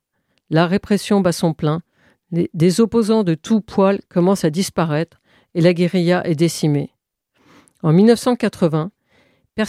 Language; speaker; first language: French; native; French